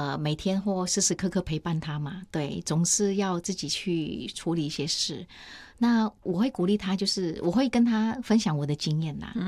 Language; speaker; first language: Chinese; non-native, fluent; Vietnamese